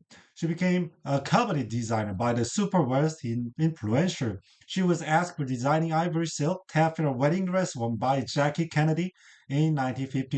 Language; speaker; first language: English; non-native, learner; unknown